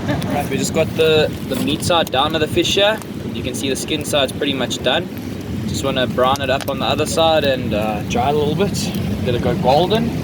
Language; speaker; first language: English; native; English